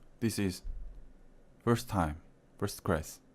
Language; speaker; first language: English; non-native, learner; Korean